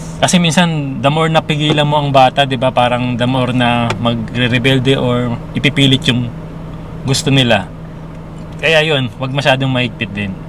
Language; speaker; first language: Filipino; native; Filipino